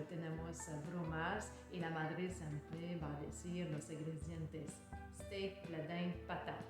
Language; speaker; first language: Spanish; non-native, learner; French